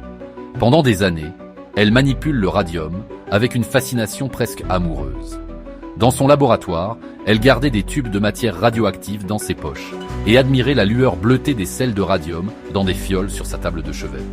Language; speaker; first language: French; native; French